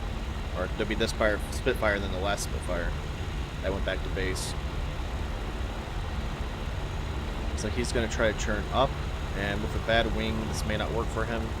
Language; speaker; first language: English; native; English